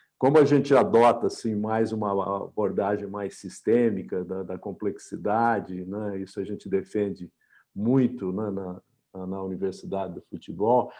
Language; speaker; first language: Portuguese; native; Portuguese